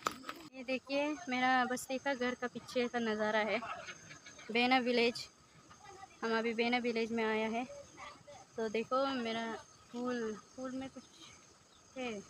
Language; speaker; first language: Hindi; non-native, local second language; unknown